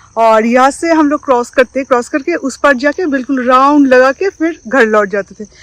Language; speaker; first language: Hindi; non-native, local second language; Bangla